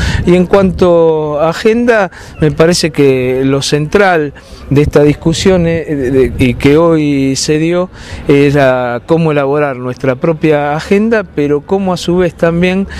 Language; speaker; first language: Spanish; native; Spanish